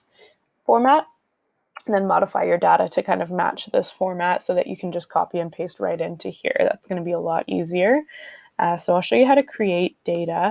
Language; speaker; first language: English; native; English